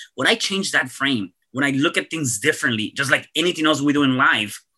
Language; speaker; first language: English; early bilingual, other home language; Spanish